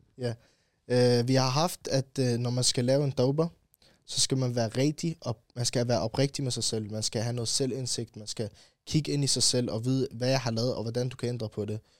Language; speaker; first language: Danish; early bilingual, other home language; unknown